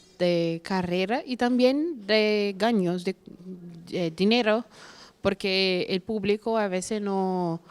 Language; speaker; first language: Spanish; non-native, fluent; Portuguese